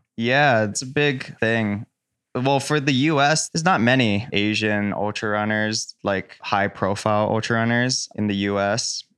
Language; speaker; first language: English; early bilingual, other home language; Cantonese